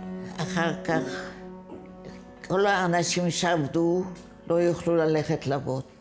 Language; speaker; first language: Hebrew; non-native, fluent; Yiddish